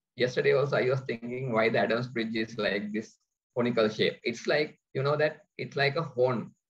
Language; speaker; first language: English; non-native, local second language; Sinhala